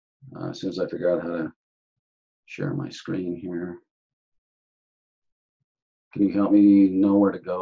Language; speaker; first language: English; native; English